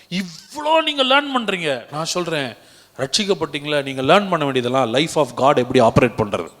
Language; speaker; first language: Tamil; native; Tamil